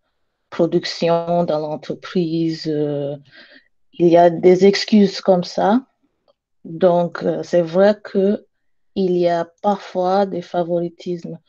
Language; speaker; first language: French; non-native, learner; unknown